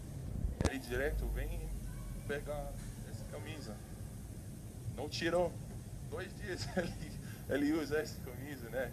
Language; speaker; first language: Portuguese; non-native, learner; English